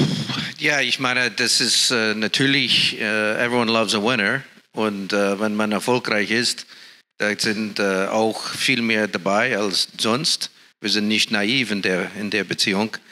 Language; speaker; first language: German; non-native, fluent; English